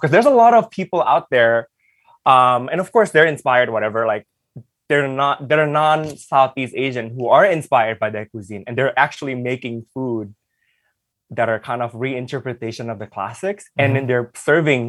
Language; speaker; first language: English; early bilingual, other home language; Indonesian